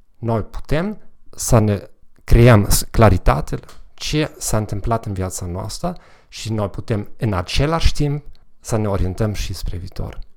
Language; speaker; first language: Romanian; non-native, fluent; German